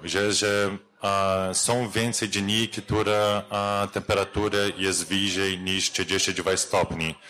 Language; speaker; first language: Polish; non-native, learner; Portuguese